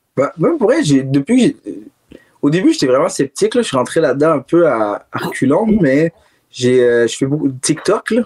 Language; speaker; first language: French; native; French